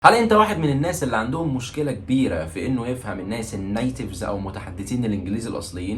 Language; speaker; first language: Arabic; native; Arabic